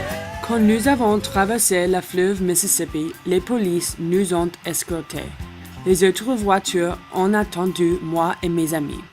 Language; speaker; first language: French; non-native, learner; English